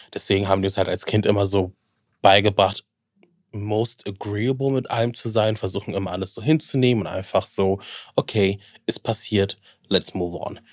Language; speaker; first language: German; native; German